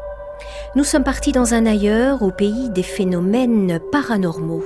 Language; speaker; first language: French; native; French